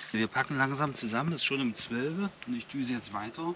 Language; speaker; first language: German; native; German